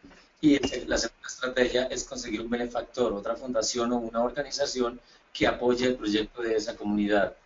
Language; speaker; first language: Spanish; native; Spanish